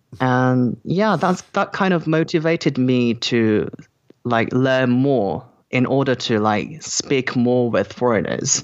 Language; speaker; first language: English; non-native, fluent; Korean